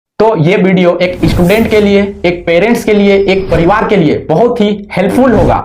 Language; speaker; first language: Hindi; native; Hindi